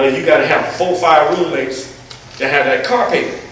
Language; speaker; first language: English; native; English